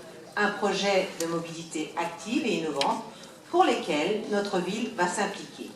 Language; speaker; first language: French; native; French